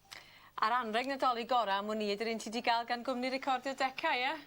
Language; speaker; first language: Welsh; native; Welsh